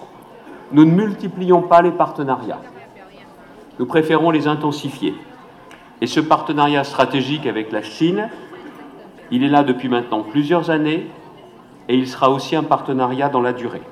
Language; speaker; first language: French; native; French